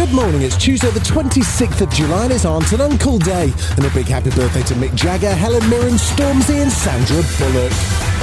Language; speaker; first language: English; native; English